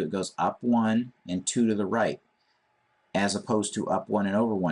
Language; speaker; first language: English; native; English